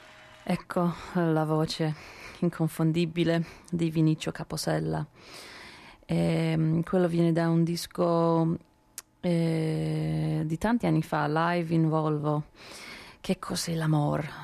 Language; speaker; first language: Italian; non-native, fluent; English